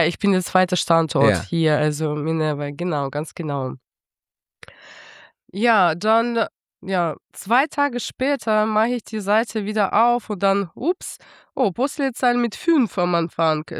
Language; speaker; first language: German; non-native, fluent; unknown